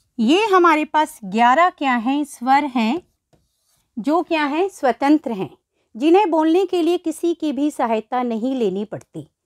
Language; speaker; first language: Hindi; native; Hindi